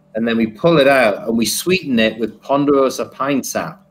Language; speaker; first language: English; native; English